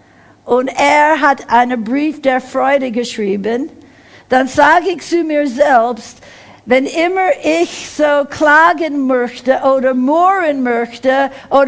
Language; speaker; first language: German; non-native, fluent; English